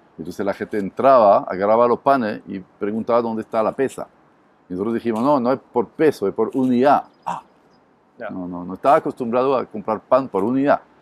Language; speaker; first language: Spanish; non-native, fluent; French